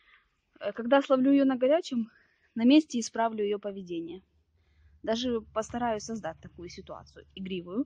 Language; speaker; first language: Russian; native; Russian